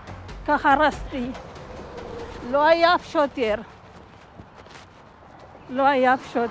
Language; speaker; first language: Hebrew; non-native, learner; Amharic